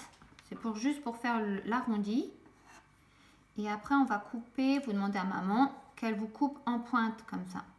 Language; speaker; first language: French; native; French